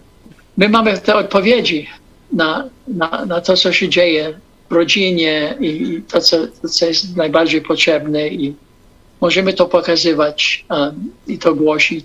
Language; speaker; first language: Polish; non-native, fluent; English